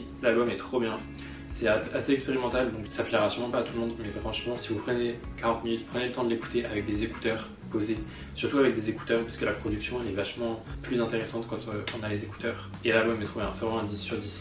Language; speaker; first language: French; native; French